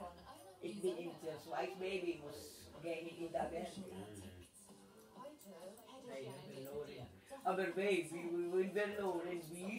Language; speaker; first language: German; non-native, learner; Filipino